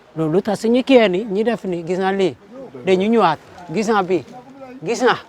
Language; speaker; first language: Wolof; non-native, local second language; Jola-Fonyi